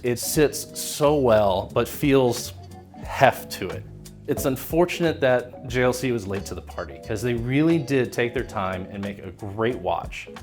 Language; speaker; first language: English; native; English